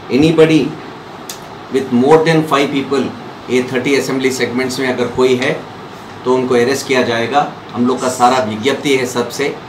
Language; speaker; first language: Hindi; non-native, local second language; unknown